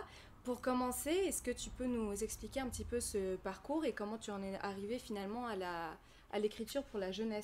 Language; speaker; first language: French; native; French